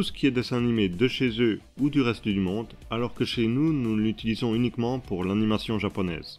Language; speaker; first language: French; native; French